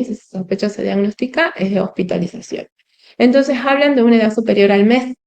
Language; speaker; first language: Spanish; native; Spanish